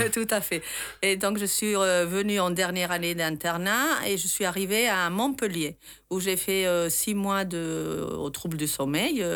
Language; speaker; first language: French; non-native, fluent; Spanish